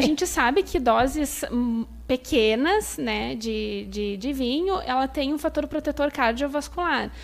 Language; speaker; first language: Portuguese; native; Portuguese